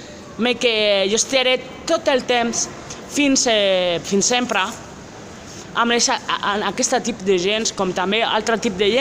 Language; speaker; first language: Catalan; non-native, local second language; Spanish